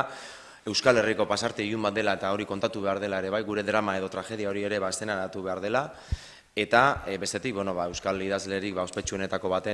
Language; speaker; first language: Basque; native; Basque